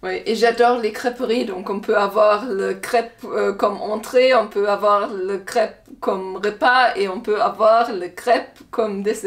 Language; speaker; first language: French; non-native, learner; German